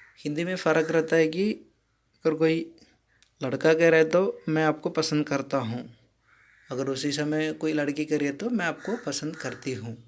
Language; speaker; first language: Hindi; non-native, local second language; Tamil